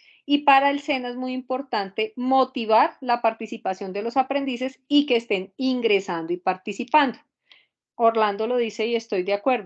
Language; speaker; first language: Spanish; native; Spanish